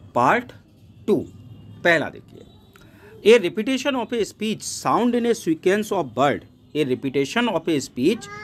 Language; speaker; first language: Hindi; native; Hindi